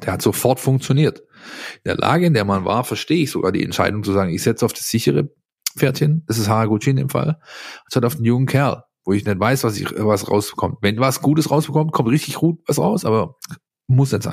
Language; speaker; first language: German; native; German